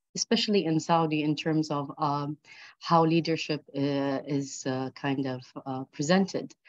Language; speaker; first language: English; early bilingual, other home language; Arabic